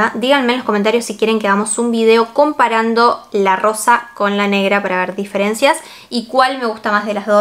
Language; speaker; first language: Spanish; native; Spanish